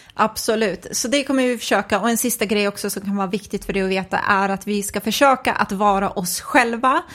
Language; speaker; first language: Swedish; early bilingual, other home language; Croatian